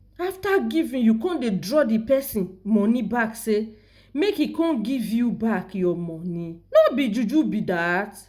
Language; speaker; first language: Nigerian Pidgin; non-native, local second language; Yoruba